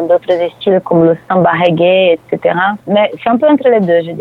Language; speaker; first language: French; non-native, fluent; Portuguese